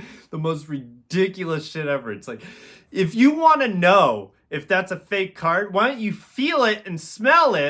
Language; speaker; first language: English; native; English